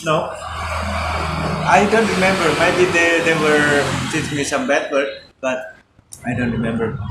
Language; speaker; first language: English; non-native, learner; Indonesian